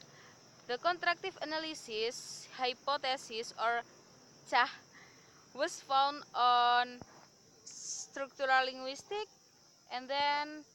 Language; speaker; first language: English; non-native, learner; Indonesian